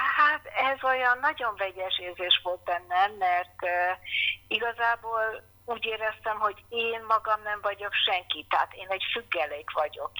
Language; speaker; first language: Hungarian; non-native, fluent; English